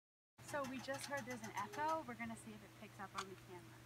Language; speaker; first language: English; native; English